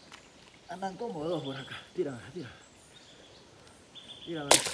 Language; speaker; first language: Spanish; native; Spanish